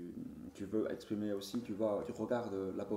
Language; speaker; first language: French; non-native, learner; Chinese